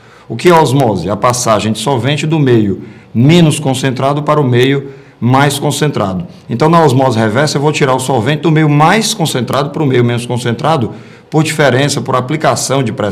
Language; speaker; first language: Portuguese; native; Portuguese